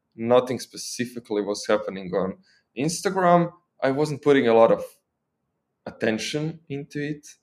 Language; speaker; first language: English; non-native, fluent; Croatian